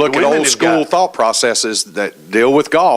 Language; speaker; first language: English; native; English